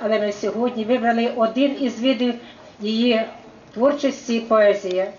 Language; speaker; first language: Ukrainian; native; Ukrainian